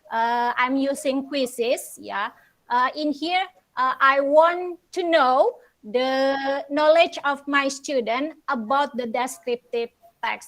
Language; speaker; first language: English; non-native, local second language; Indonesian